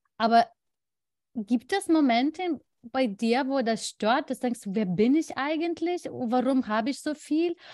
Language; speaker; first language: German; non-native, fluent; Lithuanian